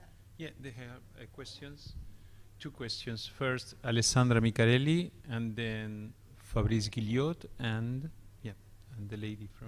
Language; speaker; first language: English; non-native, fluent; Spanish